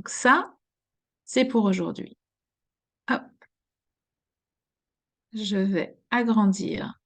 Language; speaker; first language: French; native; French